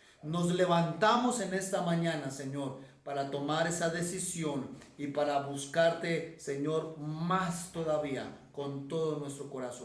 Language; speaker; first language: Spanish; native; Spanish